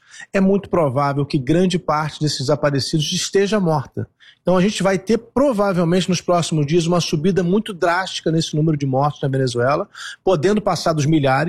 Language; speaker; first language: Portuguese; native; Portuguese